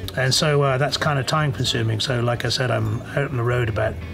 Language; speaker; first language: English; native; English